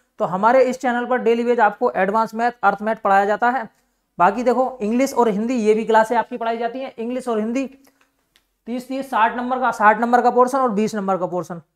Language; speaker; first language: Hindi; native; Hindi